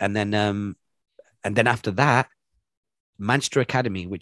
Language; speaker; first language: English; native; English